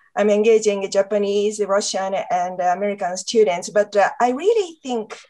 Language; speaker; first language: English; non-native, fluent; Japanese